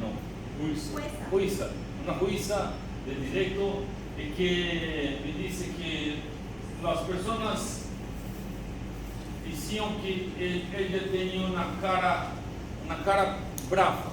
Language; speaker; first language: Spanish; non-native, learner; Portuguese